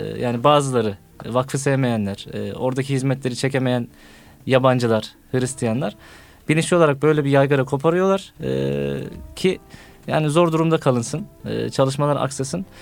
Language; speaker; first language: Turkish; native; Turkish